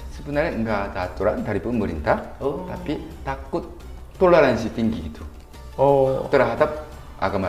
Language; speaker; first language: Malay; non-native, fluent; Korean